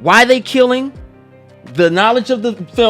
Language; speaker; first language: English; native; English